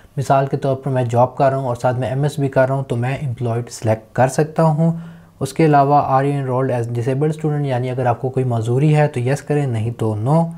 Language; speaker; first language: Urdu; native; Urdu